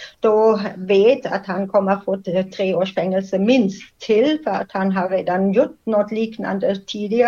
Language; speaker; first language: Swedish; non-native, fluent; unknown